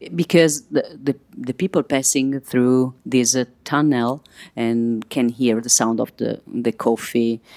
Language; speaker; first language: English; non-native, fluent; Italian